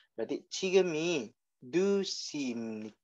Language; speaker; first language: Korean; non-native, fluent; Indonesian